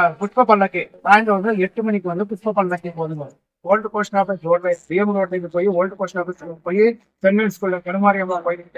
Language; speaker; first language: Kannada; non-native, local second language; Tamil